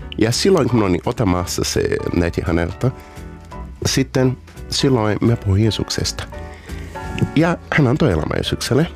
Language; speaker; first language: Finnish; non-native, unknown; Portuguese